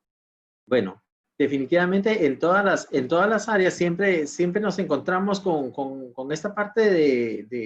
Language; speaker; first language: Spanish; native; Spanish